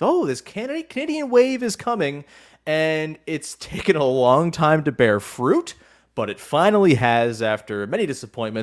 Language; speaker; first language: English; native; English